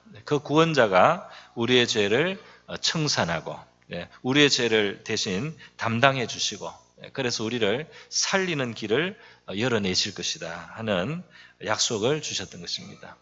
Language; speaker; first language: Korean; native; Korean